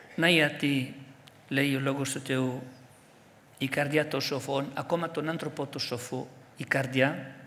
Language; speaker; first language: Greek; non-native, fluent; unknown